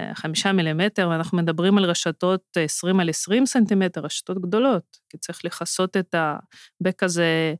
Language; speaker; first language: Hebrew; non-native, fluent; Russian